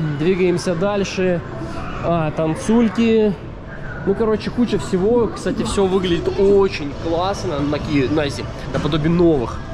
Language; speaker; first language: Russian; native; Russian